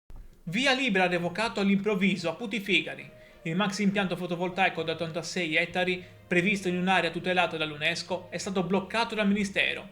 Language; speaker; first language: Italian; native; Italian